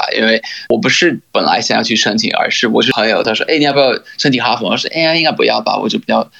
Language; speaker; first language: Chinese; non-native, fluent; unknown